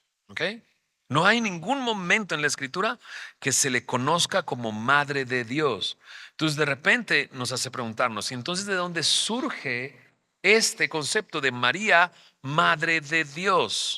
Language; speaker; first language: Spanish; native; Spanish